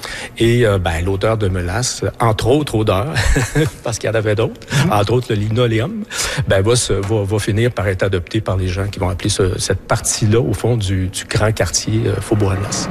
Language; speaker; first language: French; native; French